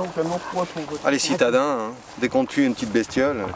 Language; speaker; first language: French; native; French